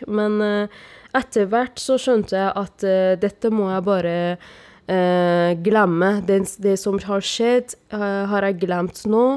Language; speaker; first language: Norwegian; non-native, fluent; Persian